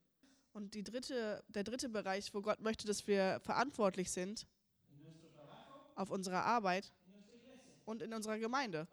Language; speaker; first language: German; early bilingual, heritage; German